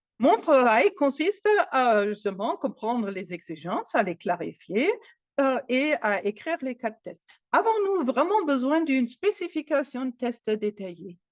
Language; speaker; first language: French; non-native, fluent; German